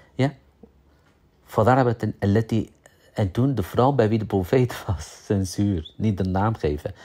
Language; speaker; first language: Dutch; early bilingual, other home language; Arabic